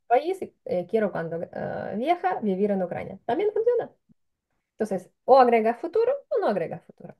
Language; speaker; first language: Spanish; non-native, fluent; Ukrainian